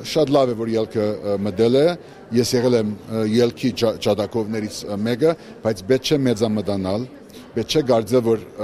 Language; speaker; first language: Armenian; early bilingual, heritage; Armenian